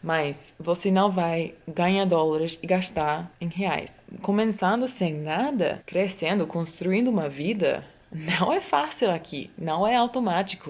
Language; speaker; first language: Portuguese; non-native, fluent; English